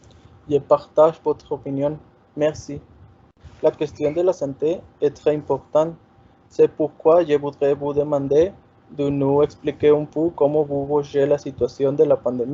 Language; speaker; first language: French; non-native, learner; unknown